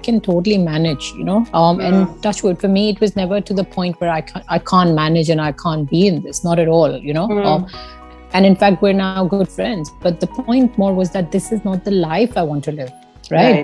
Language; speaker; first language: English; non-native, local second language; Hindi